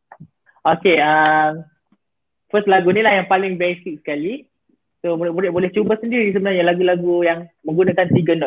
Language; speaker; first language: Malay; native; Malay